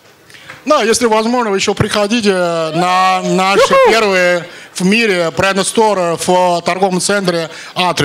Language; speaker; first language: Russian; non-native, fluent; Chinese